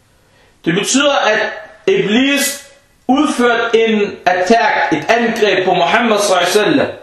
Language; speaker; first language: Danish; non-native, fluent; Arabic